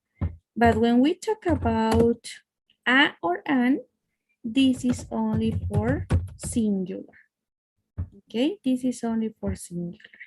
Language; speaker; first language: English; non-native, fluent; Spanish